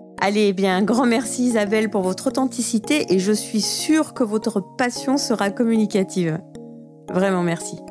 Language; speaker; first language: French; native; French